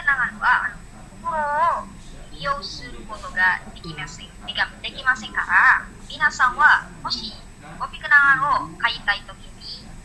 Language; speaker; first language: Japanese; non-native, learner; Indonesian